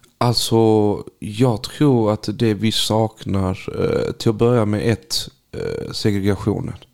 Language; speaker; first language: Swedish; early bilingual, other home language; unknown